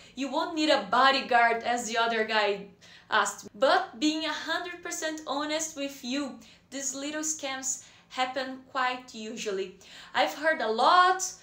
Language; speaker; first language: English; non-native, fluent; Portuguese